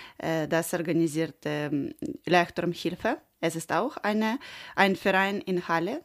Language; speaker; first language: German; non-native, learner; Ukrainian